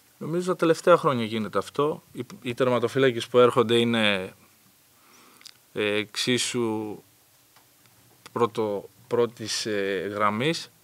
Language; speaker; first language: Greek; native; Greek